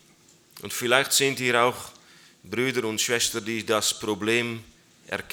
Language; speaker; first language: German; non-native, learner; Dutch